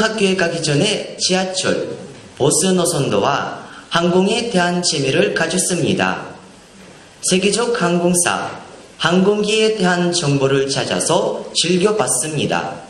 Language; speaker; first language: Korean; non-native, learner; Russian